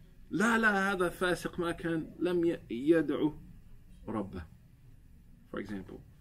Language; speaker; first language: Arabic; non-native, fluent; English